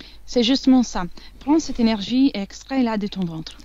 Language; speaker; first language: French; non-native, fluent; Italian